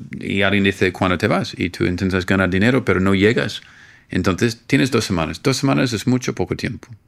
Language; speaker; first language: Spanish; non-native, fluent; English